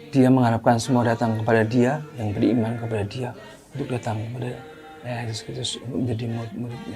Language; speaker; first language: Indonesian; native; Indonesian